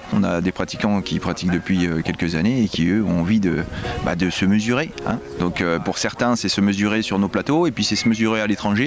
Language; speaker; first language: French; native; French